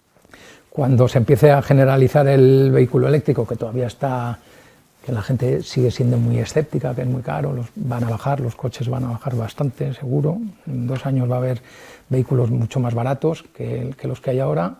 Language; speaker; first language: Spanish; native; Spanish